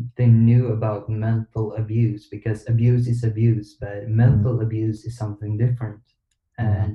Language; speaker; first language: English; non-native, fluent; Swedish